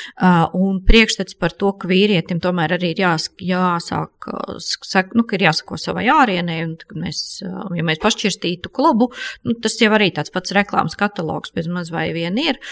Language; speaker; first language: Latvian; native; Latvian